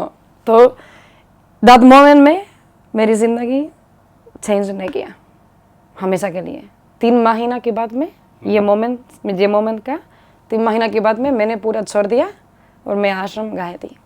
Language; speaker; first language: Hindi; non-native, learner; Spanish